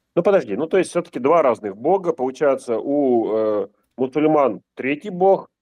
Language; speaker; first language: Russian; native; Russian